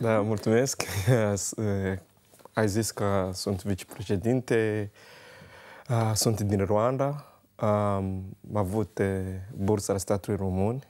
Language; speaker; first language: Romanian; non-native, learner; Kinyarwanda